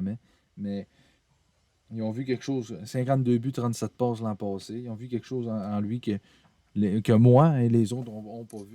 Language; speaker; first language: French; native; French